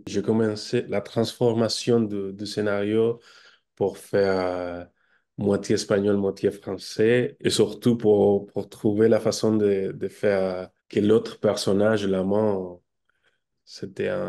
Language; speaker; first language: French; non-native, fluent; Spanish